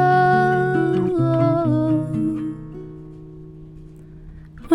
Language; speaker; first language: English; non-native, fluent; Catalan